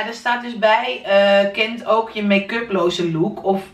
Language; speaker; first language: Dutch; native; Dutch